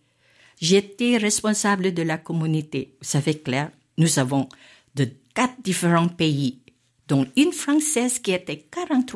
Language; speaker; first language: French; non-native, fluent; Filipino